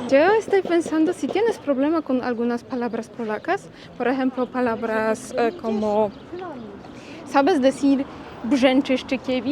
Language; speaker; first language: Spanish; non-native, fluent; Polish